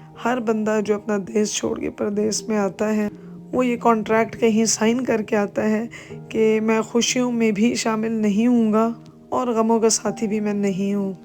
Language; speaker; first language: Urdu; native; Urdu